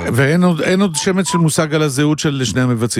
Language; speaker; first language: Hebrew; native; Hebrew